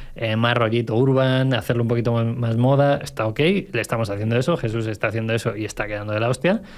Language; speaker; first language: Spanish; native; Spanish